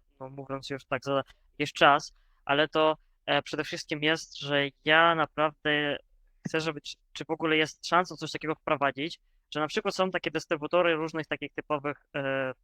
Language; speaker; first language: Polish; non-native, fluent; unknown